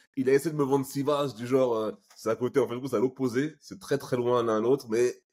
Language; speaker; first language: French; native; French